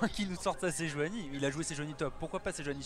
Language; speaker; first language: French; native; French